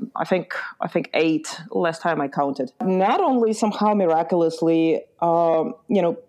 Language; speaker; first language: English; early bilingual, other home language; Lithuanian